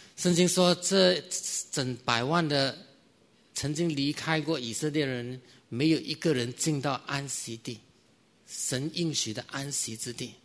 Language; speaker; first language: Chinese; native; Chinese